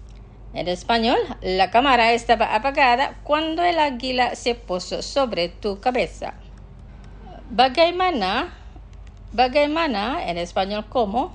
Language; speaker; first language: Spanish; non-native, fluent; Indonesian